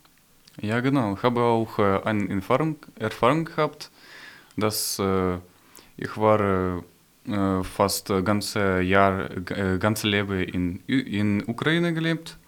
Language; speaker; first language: German; non-native, learner; Ukrainian